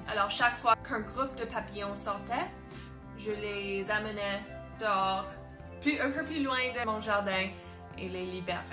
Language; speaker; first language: French; non-native, fluent; English